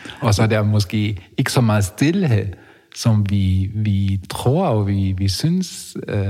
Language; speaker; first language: Danish; non-native, fluent; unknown